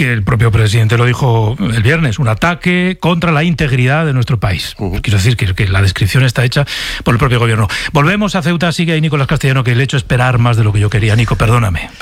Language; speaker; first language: Spanish; native; Spanish